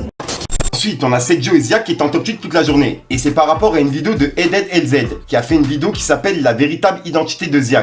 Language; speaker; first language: French; native; French